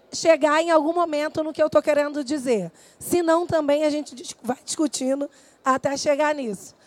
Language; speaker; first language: Portuguese; native; Portuguese